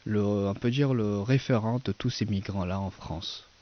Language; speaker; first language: French; non-native, fluent; Persian